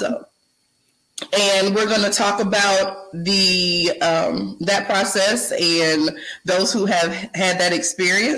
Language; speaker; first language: English; native; English